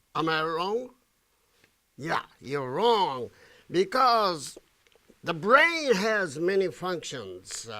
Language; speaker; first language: English; non-native, fluent; Japanese